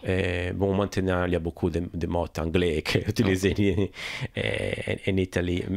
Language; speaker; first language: French; non-native, learner; Italian